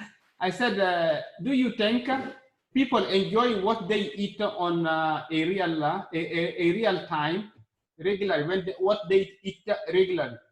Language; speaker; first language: English; non-native, learner; Arabic